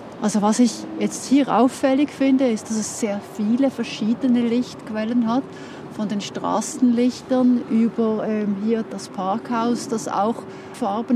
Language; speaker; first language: German; native; German